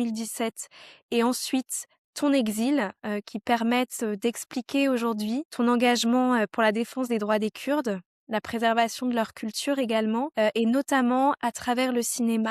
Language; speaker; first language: French; native; French